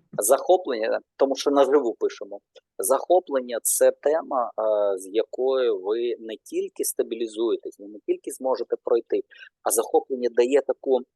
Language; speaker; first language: Ukrainian; non-native, local second language; Russian